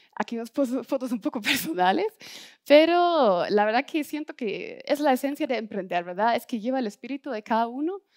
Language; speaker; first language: Spanish; non-native, fluent; German